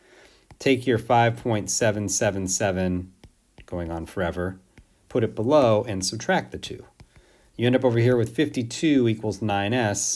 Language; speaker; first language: English; native; English